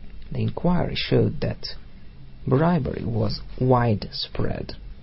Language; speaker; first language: English; non-native, fluent; Russian